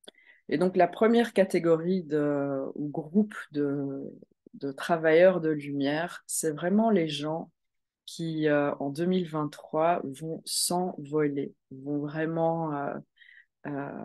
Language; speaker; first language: French; native; French